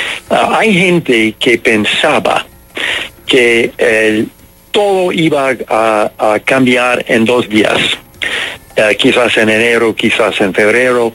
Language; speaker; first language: Spanish; non-native, fluent; English